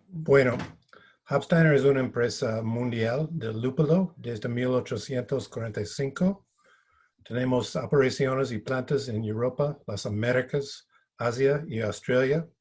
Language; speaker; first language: Spanish; non-native, fluent; English